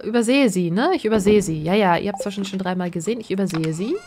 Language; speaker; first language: German; native; German